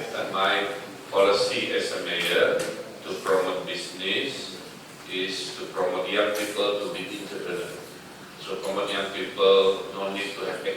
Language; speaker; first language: English; non-native, fluent; Indonesian